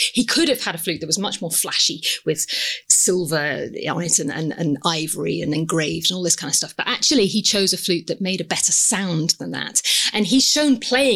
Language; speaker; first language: English; native; English